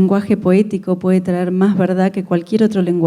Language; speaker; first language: Spanish; native; Spanish